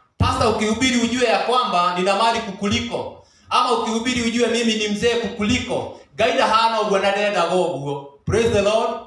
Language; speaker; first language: Swahili; non-native, local second language; Kikuyu